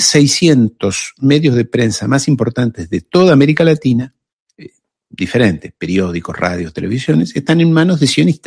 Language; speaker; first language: Spanish; native; Spanish